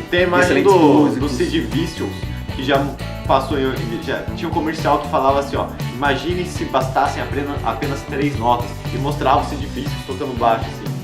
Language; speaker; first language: Portuguese; native; Portuguese